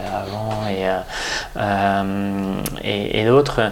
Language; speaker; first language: French; non-native, fluent; Dutch